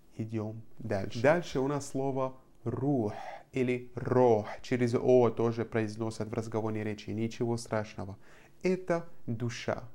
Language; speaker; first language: Russian; non-native, fluent; Arabic